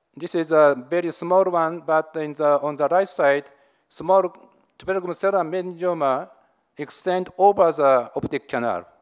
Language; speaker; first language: English; non-native, learner; Japanese